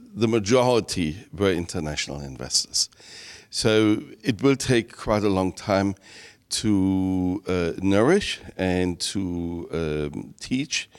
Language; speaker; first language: English; non-native, fluent; German